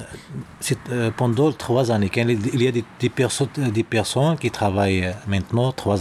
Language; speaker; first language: French; non-native, learner; Arabic